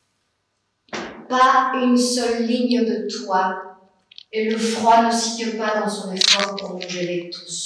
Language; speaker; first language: French; non-native, fluent; Spanish